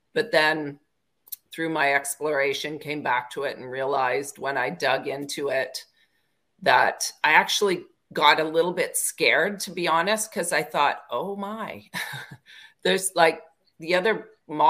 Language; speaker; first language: English; native; English